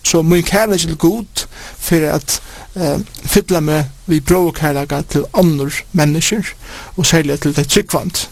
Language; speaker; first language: Norwegian; non-native, learner; Faroese